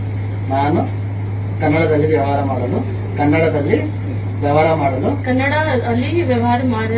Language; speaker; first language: Kannada; non-native, learner; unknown